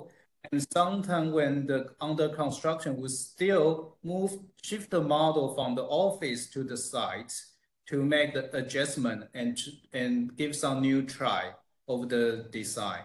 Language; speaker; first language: English; non-native, fluent; Chinese